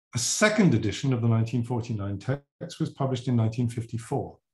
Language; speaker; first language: English; native; English